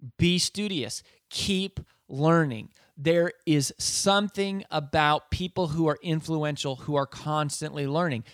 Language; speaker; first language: English; native; English